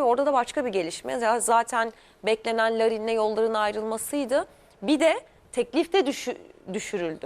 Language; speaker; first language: Turkish; native; Turkish